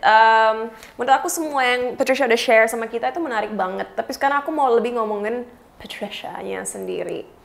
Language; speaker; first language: Indonesian; native; Indonesian